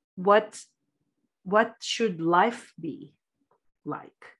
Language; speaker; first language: English; non-native, fluent; Turkish